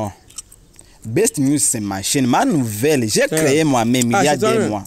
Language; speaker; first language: French; non-native, learner; Rundi